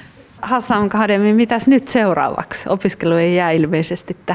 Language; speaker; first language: Finnish; native; Finnish